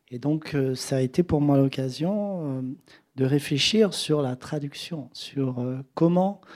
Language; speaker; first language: French; native; French